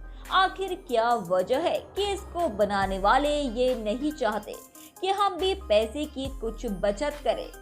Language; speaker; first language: Hindi; native; Hindi